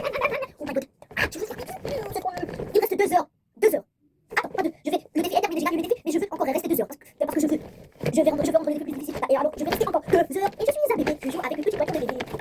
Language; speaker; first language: French; non-native, local second language; Arabic